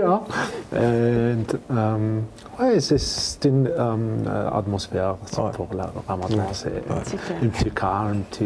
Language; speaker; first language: French; non-native, learner; Arabic